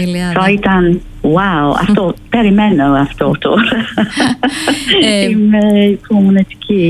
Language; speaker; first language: Greek; non-native, fluent; English